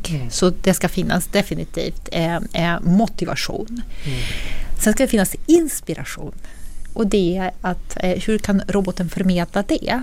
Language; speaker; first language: Swedish; non-native, fluent; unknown